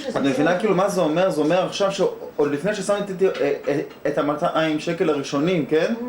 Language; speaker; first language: Hebrew; native; Hebrew